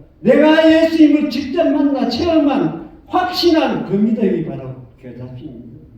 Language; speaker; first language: Korean; native; Korean